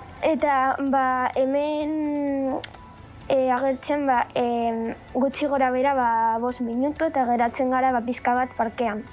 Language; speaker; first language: Basque; non-native, local second language; Spanish